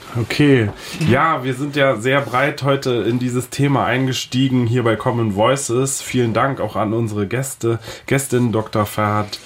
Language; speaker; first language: German; native; German